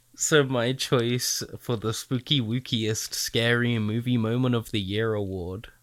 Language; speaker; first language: English; native; English